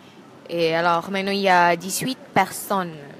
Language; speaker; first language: French; non-native, learner; Thai